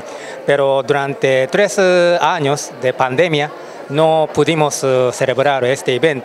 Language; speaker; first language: Spanish; non-native, learner; Japanese